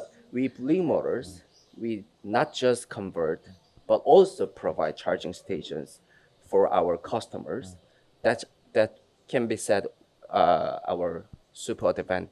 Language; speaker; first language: English; non-native, fluent; Korean